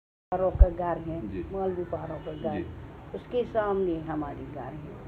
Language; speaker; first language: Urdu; non-native, local second language; Kashmiri